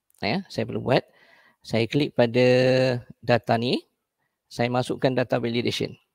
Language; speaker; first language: Malay; native; Malay